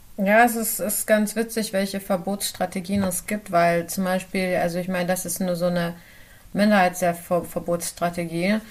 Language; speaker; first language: German; early bilingual, other home language; Central Kurdish